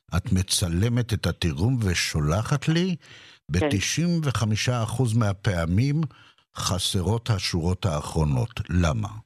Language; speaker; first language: Hebrew; native; Hebrew